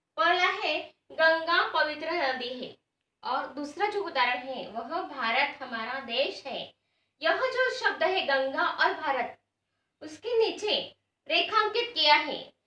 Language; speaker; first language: Hindi; non-native, local second language; Marathi